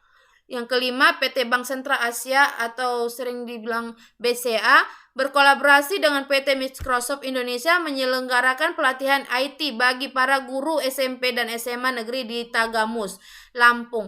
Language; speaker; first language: Indonesian; native; Indonesian